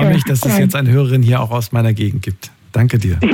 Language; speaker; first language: German; native; German